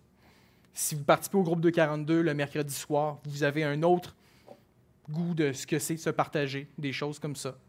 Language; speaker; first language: French; native; French